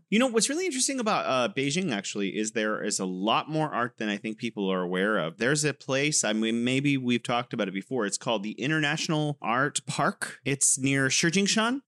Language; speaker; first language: English; native; English